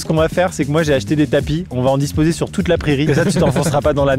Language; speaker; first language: French; native; French